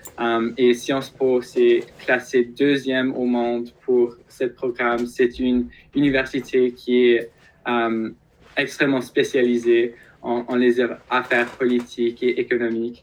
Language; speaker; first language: French; non-native, local second language; English